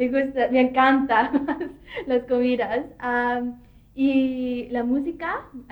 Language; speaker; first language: Spanish; non-native, learner; English